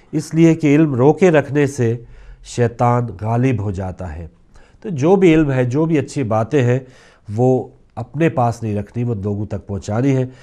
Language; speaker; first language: Urdu; native; Urdu